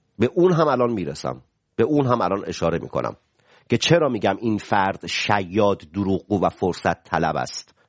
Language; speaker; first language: Persian; native; Persian